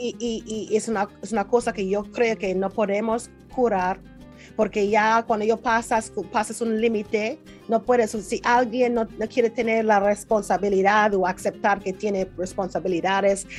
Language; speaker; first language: Spanish; non-native, learner; English